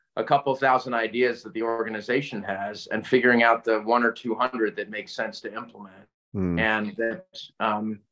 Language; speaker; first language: English; native; English